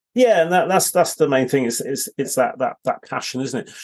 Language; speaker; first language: English; native; English